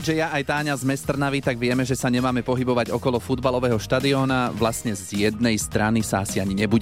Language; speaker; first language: Slovak; native; Slovak